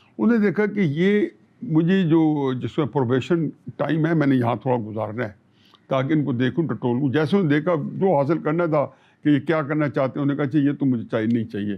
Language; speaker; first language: Urdu; non-native, local second language; Punjabi